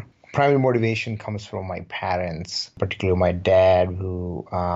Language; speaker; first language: English; non-native, local second language; Rajasthani